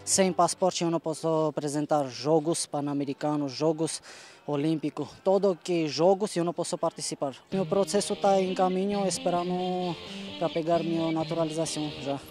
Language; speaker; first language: Portuguese; non-native, learner; Armenian